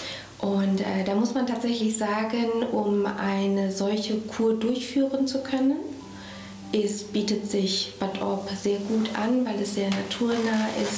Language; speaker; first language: German; early bilingual, other home language; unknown